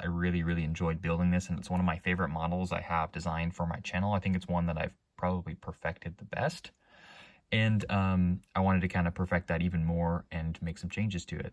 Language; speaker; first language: English; native; English